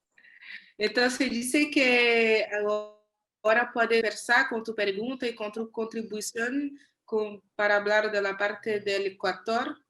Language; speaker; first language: Spanish; non-native, learner; Portuguese